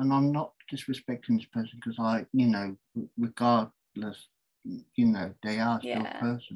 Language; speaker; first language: English; native; English